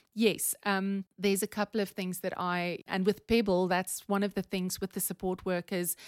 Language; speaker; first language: English; non-native, local second language; Afrikaans